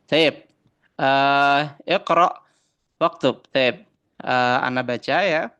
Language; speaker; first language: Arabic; non-native, fluent; Indonesian